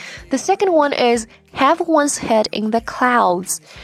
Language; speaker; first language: English; non-native, fluent; Chinese